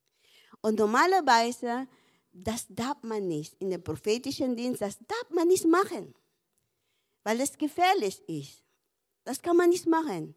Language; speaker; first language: German; non-native, learner; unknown